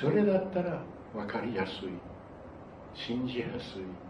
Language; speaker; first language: Japanese; non-native, fluent; Spanish